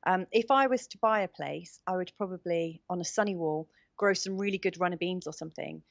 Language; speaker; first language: English; native; English